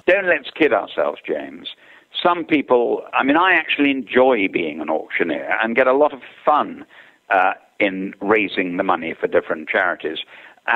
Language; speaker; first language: English; native; English